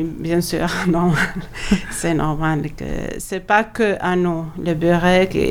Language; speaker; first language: French; non-native, learner; Albanian